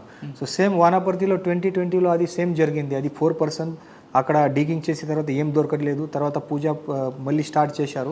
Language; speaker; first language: Telugu; non-native, learner; Marathi